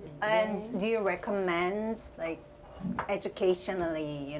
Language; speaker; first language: English; non-native, fluent; Korean